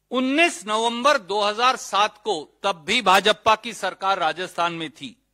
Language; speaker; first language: Hindi; native; Hindi